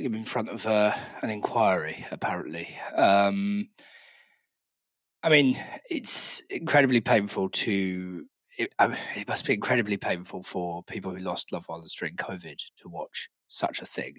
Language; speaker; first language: English; native; English